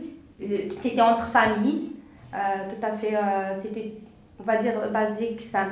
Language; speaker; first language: French; non-native, local second language; Arabic